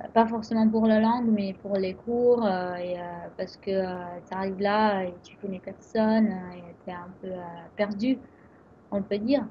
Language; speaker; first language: French; non-native, fluent; Italian